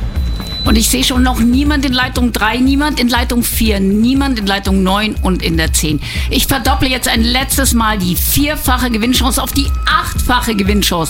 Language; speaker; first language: German; native; German